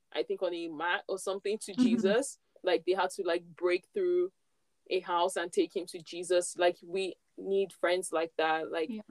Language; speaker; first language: English; non-native, local second language; Yoruba